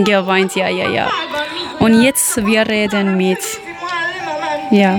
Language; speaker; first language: German; non-native, learner; Persian